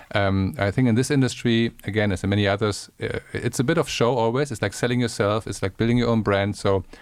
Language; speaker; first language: English; non-native, fluent; German